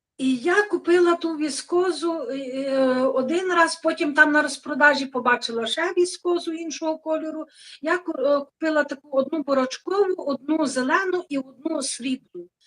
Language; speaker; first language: Ukrainian; native; Ukrainian